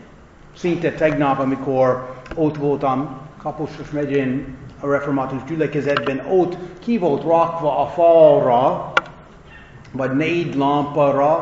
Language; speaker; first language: Hungarian; non-native, fluent; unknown